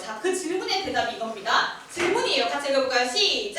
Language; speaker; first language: Korean; native; Korean